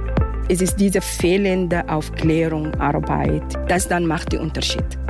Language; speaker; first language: German; non-native, fluent; Arabic